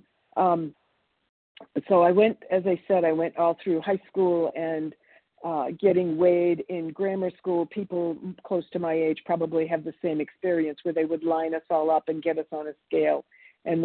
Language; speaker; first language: English; early bilingual, other home language; Italian